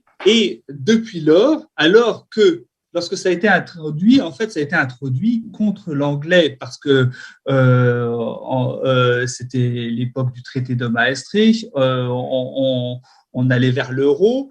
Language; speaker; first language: French; native; French